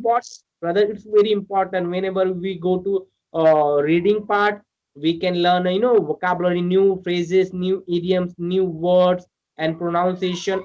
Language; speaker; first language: English; non-native, learner; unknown